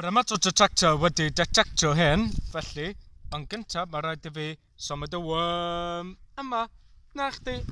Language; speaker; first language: Welsh; non-native, learner; English